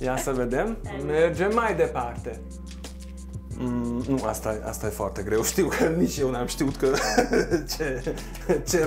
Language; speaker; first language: Romanian; non-native, local second language; Hungarian